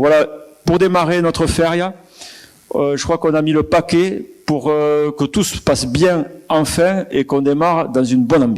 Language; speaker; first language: French; native; French